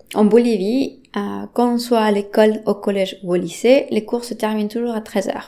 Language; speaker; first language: French; non-native, fluent; Spanish